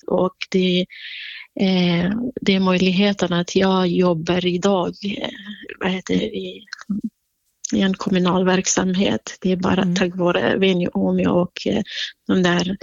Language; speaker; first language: Swedish; non-native, fluent; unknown